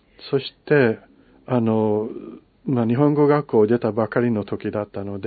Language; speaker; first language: Japanese; non-native, fluent; English